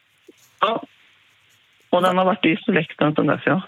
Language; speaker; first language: Swedish; native; Swedish